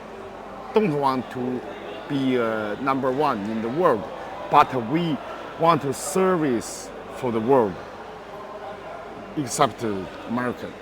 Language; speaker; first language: English; non-native, learner; Chinese